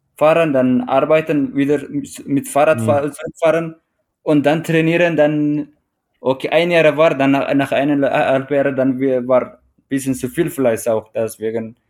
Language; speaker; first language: German; non-native, fluent; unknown